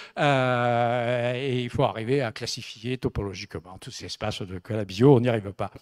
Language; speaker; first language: French; native; French